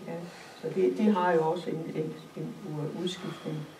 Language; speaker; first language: Danish; native; Danish